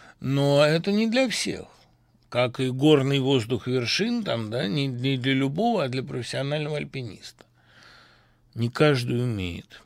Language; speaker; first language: Russian; native; Russian